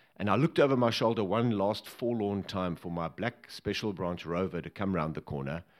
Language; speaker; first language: English; native; English